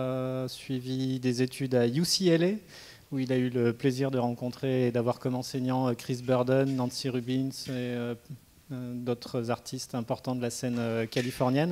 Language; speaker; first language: French; native; French